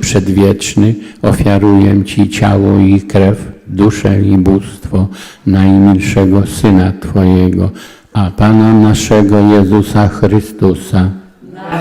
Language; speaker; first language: Polish; native; Polish